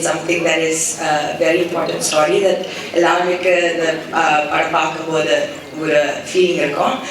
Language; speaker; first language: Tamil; early bilingual, heritage; Tamil